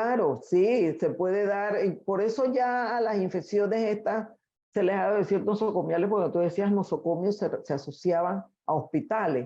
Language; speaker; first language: Spanish; native; Spanish